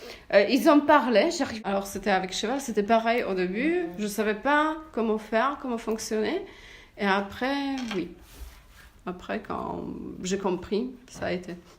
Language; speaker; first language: French; non-native, fluent; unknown